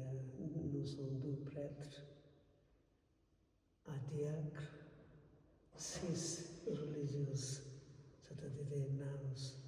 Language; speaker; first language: French; non-native, fluent; Bangla